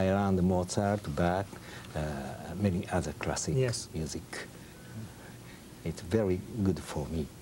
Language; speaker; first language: English; non-native, learner; Japanese